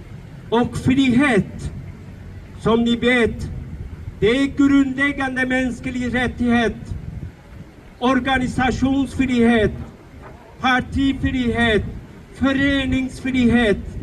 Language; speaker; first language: Swedish; non-native, fluent; Persian